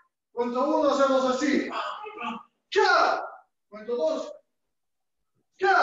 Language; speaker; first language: Spanish; native; Spanish